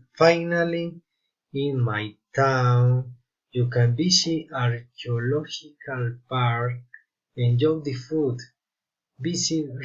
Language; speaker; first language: English; non-native, learner; Spanish